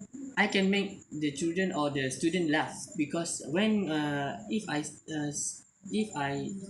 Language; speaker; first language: English; non-native, learner; Malay